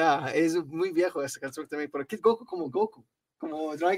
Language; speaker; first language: Spanish; non-native, learner; Arabic